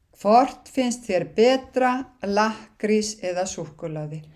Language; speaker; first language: Icelandic; non-native, learner; Thai